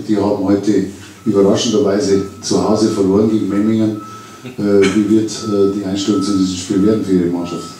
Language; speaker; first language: German; native; German